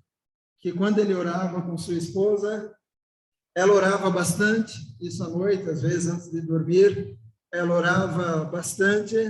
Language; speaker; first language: Portuguese; native; Portuguese